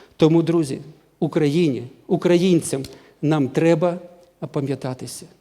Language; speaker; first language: Ukrainian; non-native, local second language; Russian